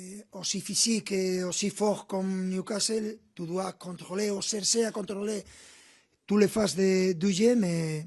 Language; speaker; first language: French; non-native, fluent; Spanish